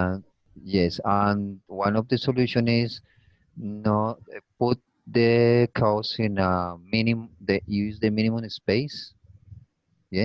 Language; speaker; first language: English; non-native, learner; Spanish